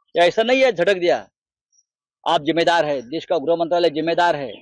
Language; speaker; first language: Hindi; non-native, local second language; Marathi